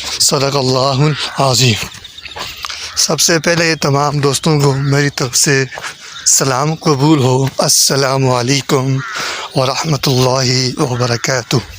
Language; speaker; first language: Urdu; non-native, local second language; Northern Hindko